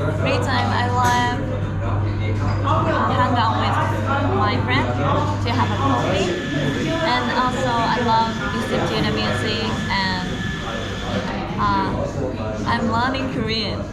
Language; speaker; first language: English; non-native, learner; Japanese